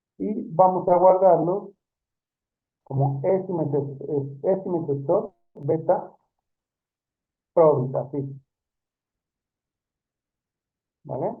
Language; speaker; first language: Spanish; native; Spanish